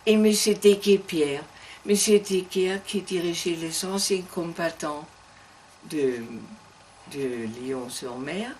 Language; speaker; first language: French; non-native, learner; German